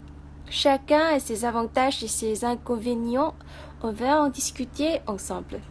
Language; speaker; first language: French; non-native, fluent; Vietnamese